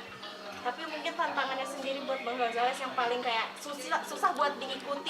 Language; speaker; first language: Indonesian; native; Indonesian